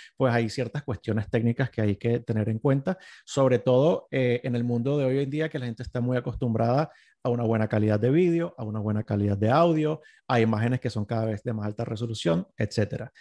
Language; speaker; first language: Spanish; native; Spanish